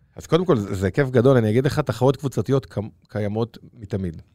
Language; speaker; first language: Hebrew; native; Hebrew